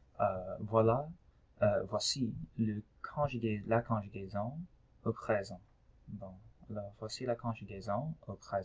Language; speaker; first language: French; non-native, local second language; English